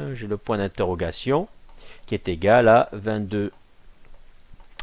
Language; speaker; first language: French; native; French